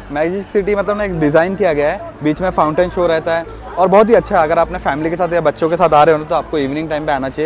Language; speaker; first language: Hindi; native; Hindi